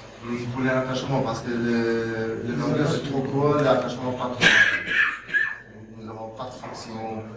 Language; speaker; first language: French; non-native, learner; German